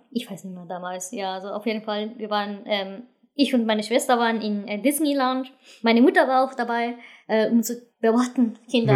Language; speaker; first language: German; non-native, fluent; Japanese